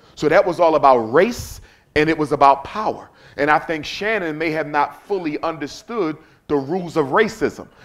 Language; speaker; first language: English; native; English